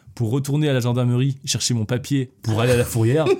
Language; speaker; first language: French; native; French